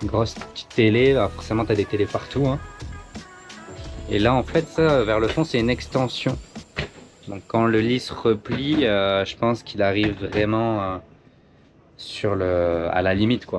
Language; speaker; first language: French; native; French